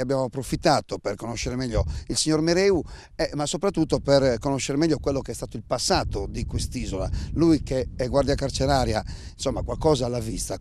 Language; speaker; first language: Italian; native; Italian